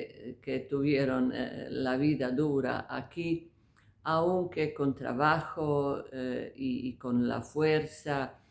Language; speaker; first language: Spanish; non-native, fluent; Croatian